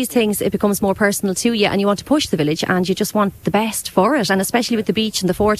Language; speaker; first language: English; native; English